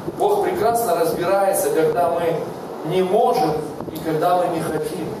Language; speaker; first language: Russian; native; Russian